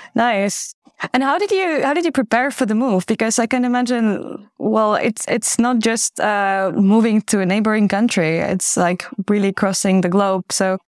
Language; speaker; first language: English; non-native, fluent; Ukrainian